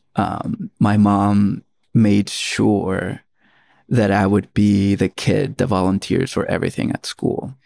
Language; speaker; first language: English; early bilingual, other home language; Spanish